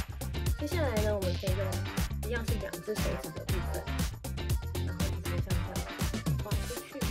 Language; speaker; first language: Chinese; native; Chinese